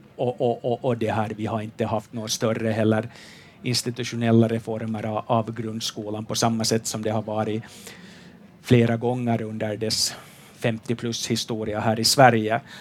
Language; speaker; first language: Swedish; native; Swedish